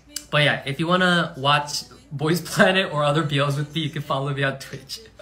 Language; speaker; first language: English; early bilingual, other home language; Korean